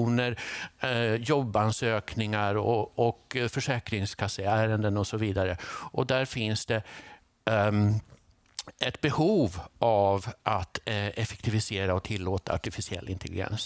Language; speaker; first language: Swedish; native; Swedish